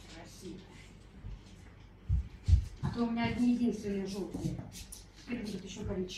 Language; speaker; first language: Russian; native; Russian